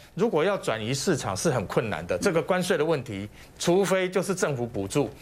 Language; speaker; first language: Chinese; native; Chinese